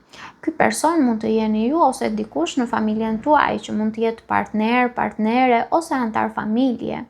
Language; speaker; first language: Albanian; native; Albanian